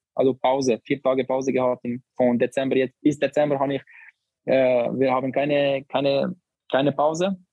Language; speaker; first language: German; non-native, learner; Albanian